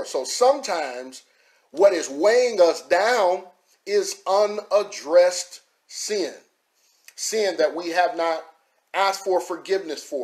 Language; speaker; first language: English; native; English